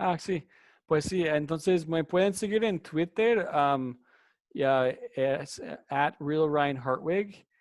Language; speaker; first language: Spanish; non-native, fluent; English